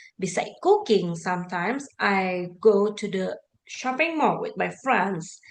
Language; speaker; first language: English; non-native, learner; Indonesian